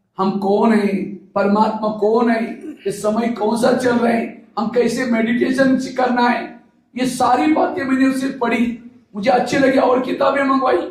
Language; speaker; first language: Hindi; non-native, local second language; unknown